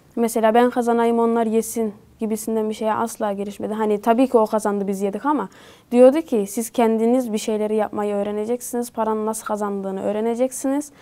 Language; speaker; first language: Turkish; native; Turkish